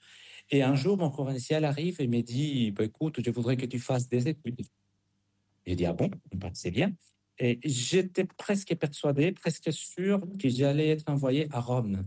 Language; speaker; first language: French; non-native, fluent; Spanish